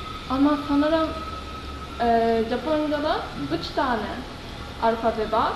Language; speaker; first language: Turkish; non-native, fluent; Japanese